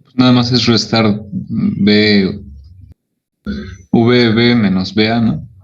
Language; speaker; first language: Spanish; native; Spanish